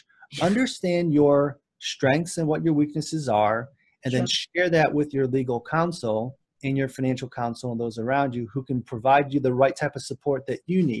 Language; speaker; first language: English; native; English